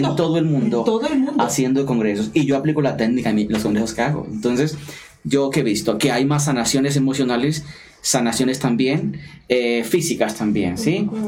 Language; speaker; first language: Spanish; native; Spanish